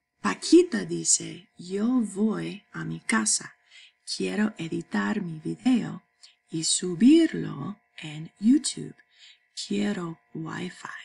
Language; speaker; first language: Spanish; non-native, fluent; English